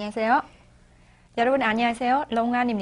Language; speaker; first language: Korean; non-native, fluent; Vietnamese